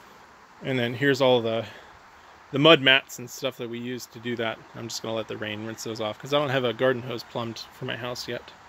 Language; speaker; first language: English; native; English